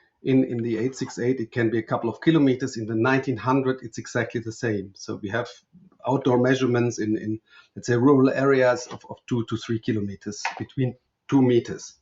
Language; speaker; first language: English; non-native, fluent; German